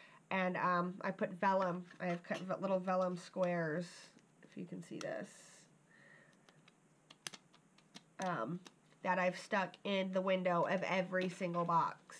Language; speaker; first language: English; native; English